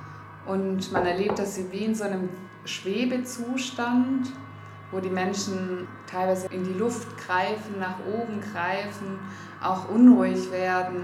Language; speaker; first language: German; native; German